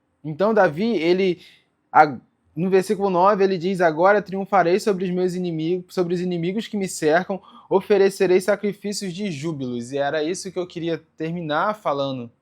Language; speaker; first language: Portuguese; native; Portuguese